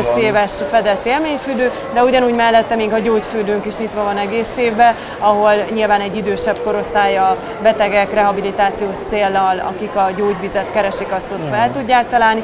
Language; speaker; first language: Hungarian; native; Hungarian